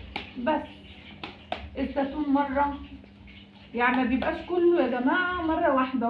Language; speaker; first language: Arabic; native; Arabic